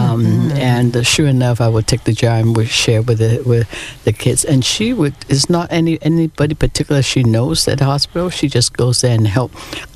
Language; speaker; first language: English; non-native, local second language; Cantonese